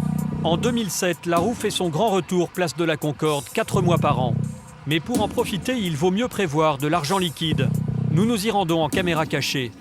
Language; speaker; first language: French; native; French